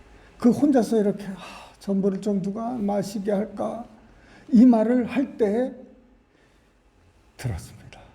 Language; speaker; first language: Korean; native; Korean